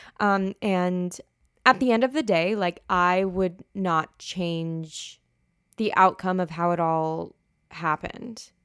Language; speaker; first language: English; native; English